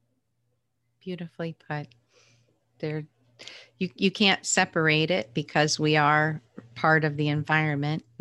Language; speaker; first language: English; native; English